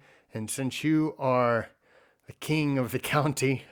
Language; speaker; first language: English; native; English